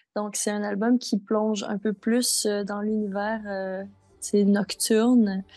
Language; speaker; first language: French; native; French